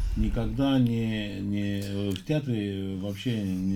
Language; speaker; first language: Russian; non-native, local second language; Georgian